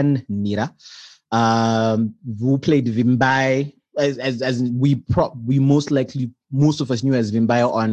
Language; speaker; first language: English; non-native, local second language; Shona